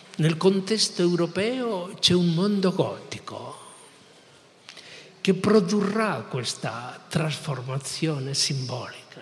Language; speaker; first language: Italian; non-native, fluent; Spanish